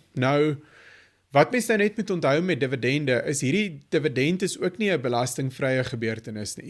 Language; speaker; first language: Afrikaans; native; Afrikaans